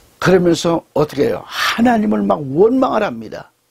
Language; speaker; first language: Korean; native; Korean